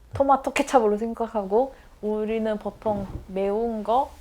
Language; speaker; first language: Korean; non-native, fluent; Chinese